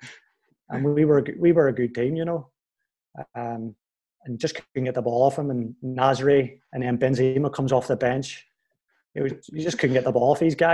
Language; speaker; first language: English; native; English